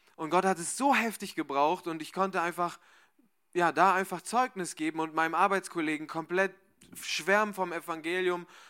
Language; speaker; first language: German; native; German